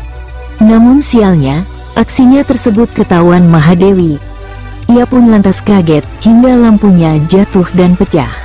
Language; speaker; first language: Indonesian; native; Indonesian